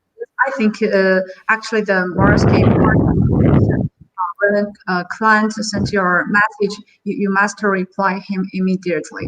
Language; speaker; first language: English; non-native, learner; Chinese